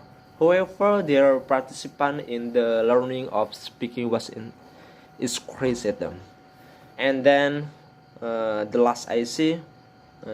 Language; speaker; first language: English; non-native, learner; Indonesian